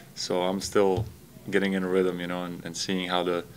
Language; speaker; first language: English; non-native, fluent; Latvian